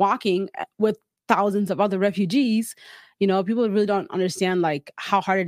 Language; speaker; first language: English; early bilingual, other home language; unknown